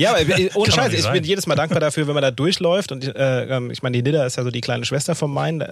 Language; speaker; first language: German; native; German